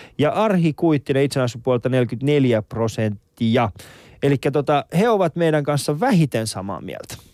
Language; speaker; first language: Finnish; early bilingual, other home language; Persian